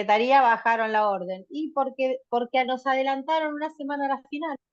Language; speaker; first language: Spanish; native; Spanish